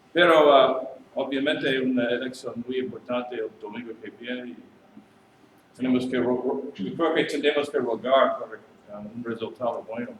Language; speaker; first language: Spanish; non-native, learner; English